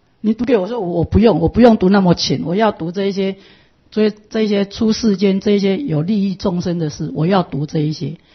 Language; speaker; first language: Chinese; non-native, local second language; Min Nan Chinese